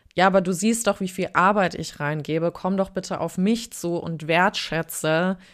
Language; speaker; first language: German; native; German